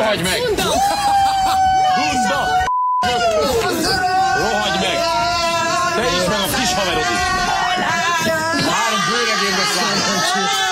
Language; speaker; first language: Hungarian; non-native, learner; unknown